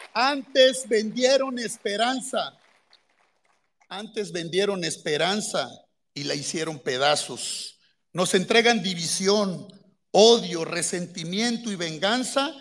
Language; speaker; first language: Spanish; native; Spanish